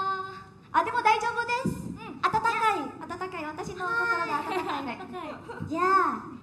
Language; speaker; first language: Japanese; non-native, learner; Indonesian